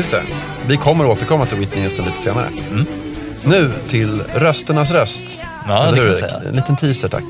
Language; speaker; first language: Swedish; native; Swedish